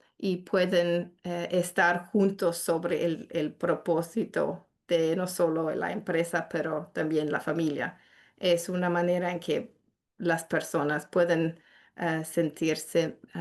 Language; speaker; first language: Spanish; non-native, fluent; English